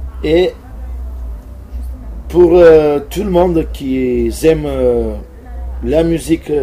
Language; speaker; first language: French; non-native, fluent; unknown